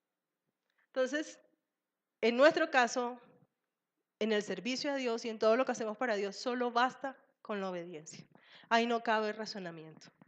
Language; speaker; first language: Spanish; native; Spanish